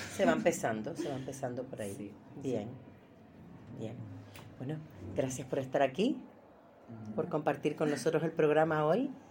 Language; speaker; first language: Spanish; native; Spanish